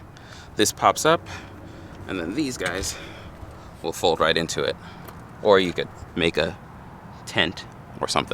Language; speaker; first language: English; native; English